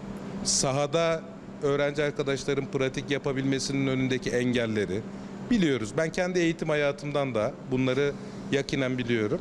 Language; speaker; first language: Turkish; native; Turkish